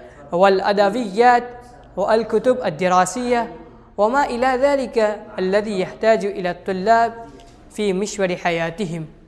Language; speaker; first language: Arabic; non-native, fluent; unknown